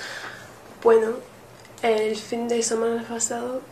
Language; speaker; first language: Spanish; non-native, learner; English